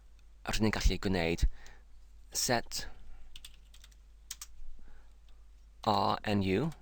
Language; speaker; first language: Welsh; non-native, learner; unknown